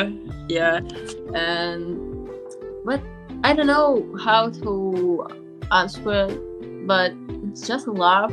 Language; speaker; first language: English; non-native, learner; Russian